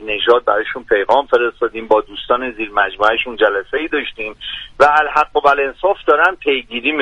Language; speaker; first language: Persian; native; Persian